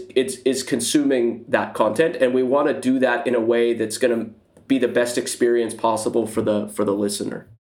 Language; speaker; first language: English; native; English